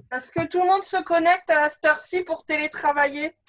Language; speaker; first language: French; native; French